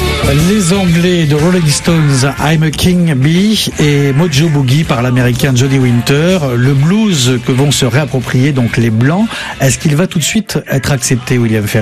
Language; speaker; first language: French; native; French